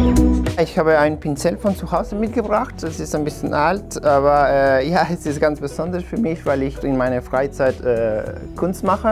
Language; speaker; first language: German; non-native, fluent; Spanish